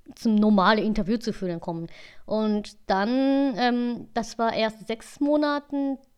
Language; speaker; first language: German; native; German